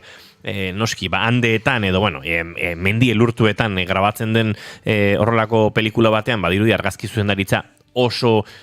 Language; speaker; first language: Basque; native; Basque